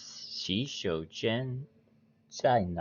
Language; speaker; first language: Chinese; non-native, learner; English